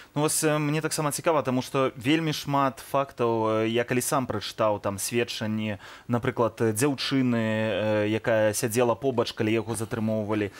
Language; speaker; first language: Belarusian; native; Belarusian